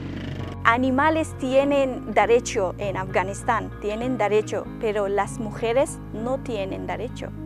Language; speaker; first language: Spanish; non-native, learner; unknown